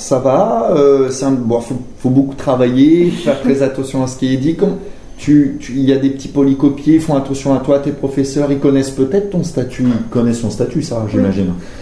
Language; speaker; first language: French; native; French